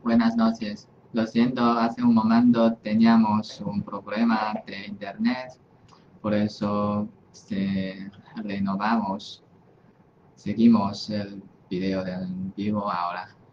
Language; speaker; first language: Spanish; non-native, fluent; Chinese